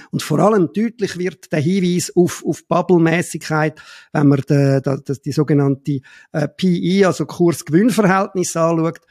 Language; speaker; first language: German; native; German